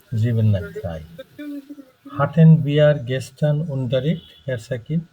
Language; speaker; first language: German; non-native, fluent; Bangla